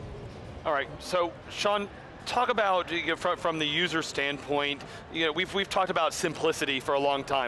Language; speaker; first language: English; native; English